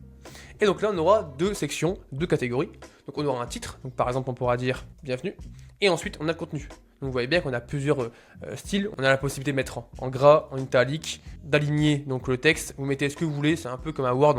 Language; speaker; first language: French; native; French